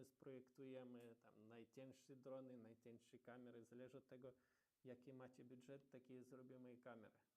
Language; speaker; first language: Polish; non-native, learner; Ukrainian